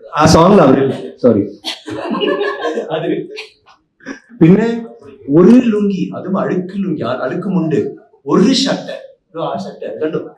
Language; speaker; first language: Malayalam; non-native, learner; Tamil